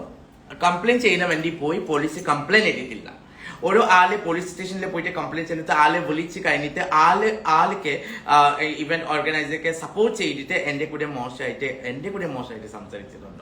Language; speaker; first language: Malayalam; non-native, learner; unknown